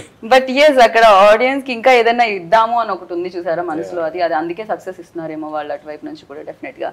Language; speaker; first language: Telugu; native; Telugu